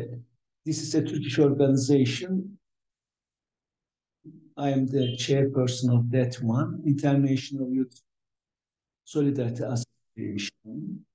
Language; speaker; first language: English; non-native, fluent; Turkish